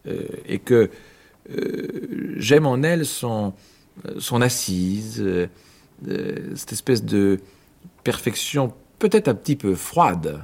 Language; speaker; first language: French; native; French